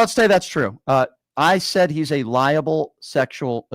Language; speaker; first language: English; native; English